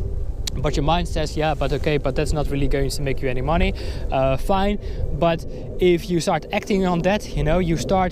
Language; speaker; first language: English; non-native, fluent; Dutch